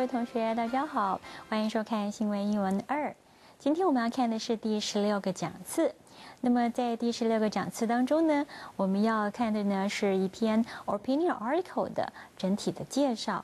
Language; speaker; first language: Chinese; native; Chinese